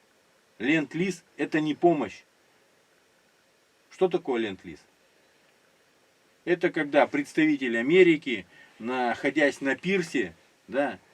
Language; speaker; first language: Russian; native; Russian